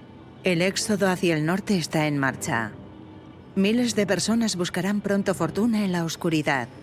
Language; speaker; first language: Spanish; native; Spanish